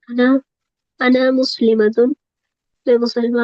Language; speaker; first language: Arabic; non-native, learner; Urdu